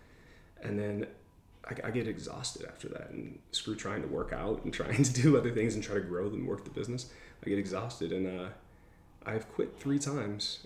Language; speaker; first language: English; native; English